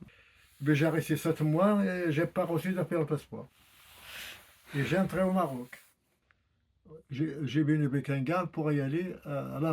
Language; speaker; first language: French; non-native, learner; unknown